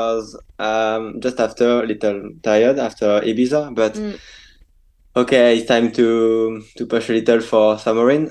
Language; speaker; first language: English; non-native, learner; French